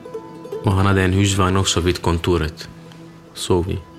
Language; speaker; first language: Swedish; early bilingual, other home language; Kurdish